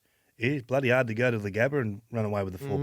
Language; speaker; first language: English; native; English